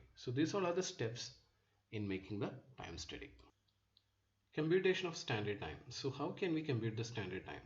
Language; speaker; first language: English; non-native, local second language; Malayalam